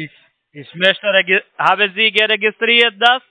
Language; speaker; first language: German; non-native, learner; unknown